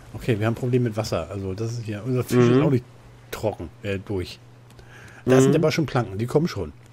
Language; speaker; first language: German; native; German